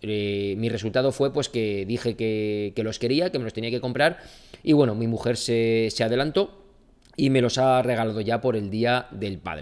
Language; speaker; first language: Spanish; native; Spanish